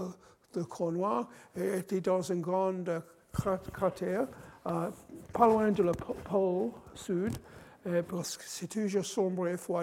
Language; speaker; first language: French; non-native, fluent; English